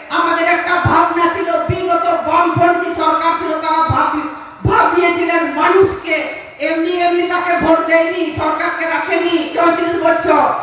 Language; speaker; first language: Bangla; non-native, local second language; Santali